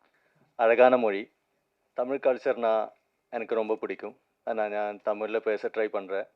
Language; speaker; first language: Tamil; non-native, learner; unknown